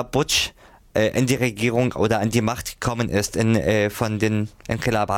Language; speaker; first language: German; non-native, fluent; Arabic